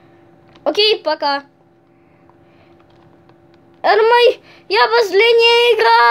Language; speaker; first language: Russian; early bilingual, heritage; Russian